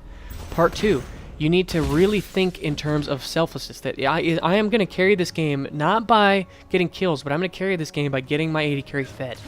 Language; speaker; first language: English; native; English